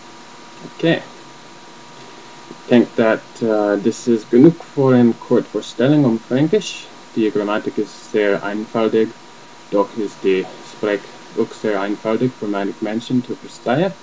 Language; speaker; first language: German; non-native, learner; English